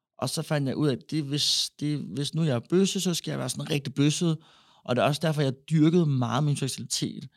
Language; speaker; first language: Danish; native; Danish